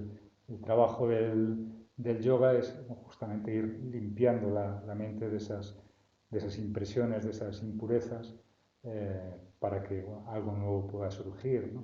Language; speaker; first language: Spanish; native; Spanish